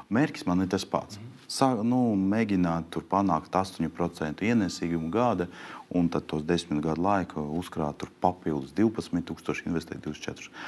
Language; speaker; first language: Latvian; non-native, local second language; Russian